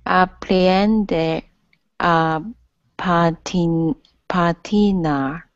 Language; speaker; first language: Spanish; non-native, learner; English